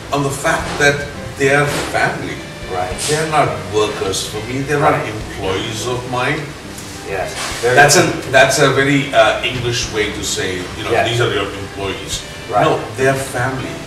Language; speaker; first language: English; non-native, local second language; Punjabi